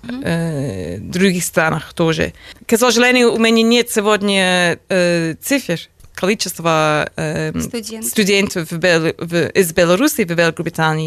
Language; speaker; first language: Russian; non-native, learner; English